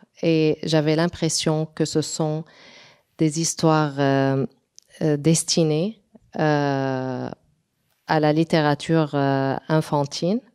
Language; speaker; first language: French; non-native, local second language; Arabic